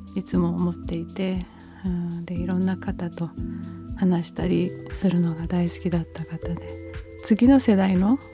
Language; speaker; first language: Japanese; early bilingual, heritage; Japanese